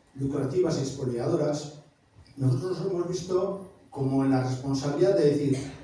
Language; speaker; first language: Spanish; native; Spanish